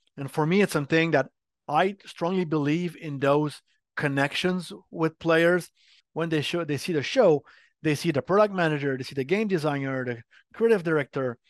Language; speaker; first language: English; non-native, fluent; French